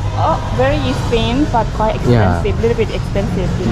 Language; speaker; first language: English; non-native, learner; Thai